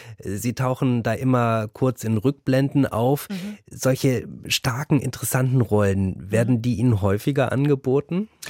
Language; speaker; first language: German; native; German